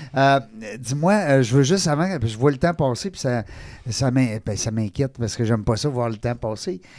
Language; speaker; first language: French; native; French